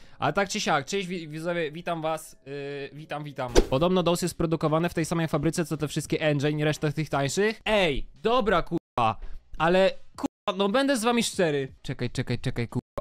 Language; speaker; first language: Polish; native; Polish